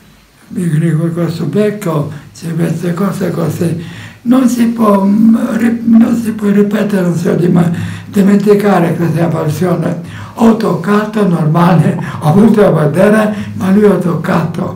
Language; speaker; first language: Italian; non-native, learner; Polish